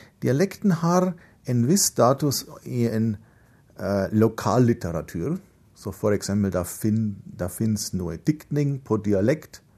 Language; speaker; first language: Norwegian; non-native, fluent; German